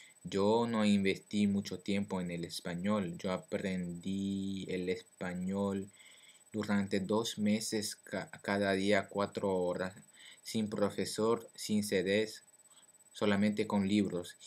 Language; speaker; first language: Spanish; non-native, learner; French